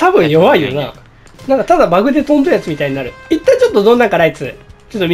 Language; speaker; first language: Japanese; native; Japanese